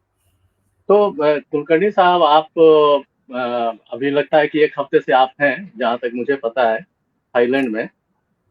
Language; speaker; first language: Hindi; native; Hindi